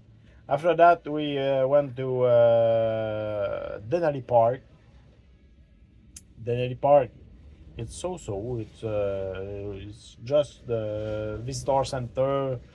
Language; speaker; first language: English; non-native, learner; French